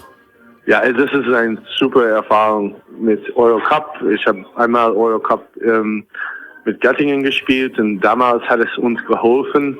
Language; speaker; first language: German; non-native, fluent; English